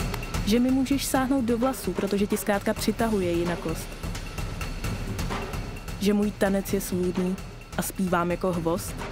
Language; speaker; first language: Czech; early bilingual, other home language; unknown